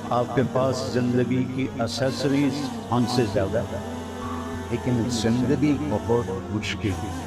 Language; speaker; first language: Urdu; non-native, local second language; Punjabi